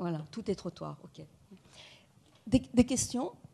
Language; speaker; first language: French; native; French